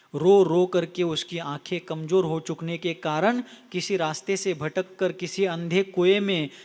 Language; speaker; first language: Hindi; non-native, local second language; Marathi